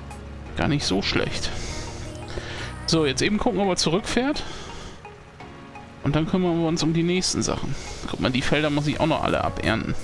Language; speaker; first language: German; native; German